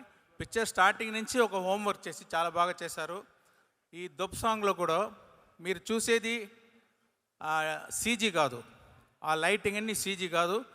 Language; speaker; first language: Telugu; non-native, learner; Tamil